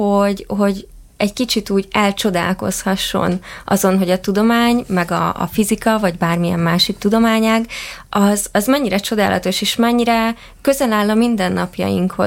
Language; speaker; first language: Hungarian; native; Hungarian